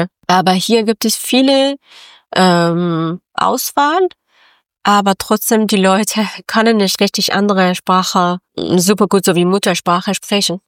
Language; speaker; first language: German; non-native, learner; Persian